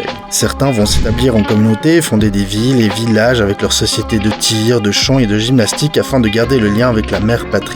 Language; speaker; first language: French; native; French